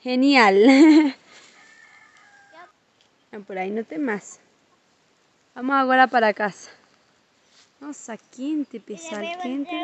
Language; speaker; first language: Spanish; non-native, learner; Portuguese